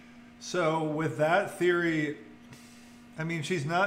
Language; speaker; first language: English; native; English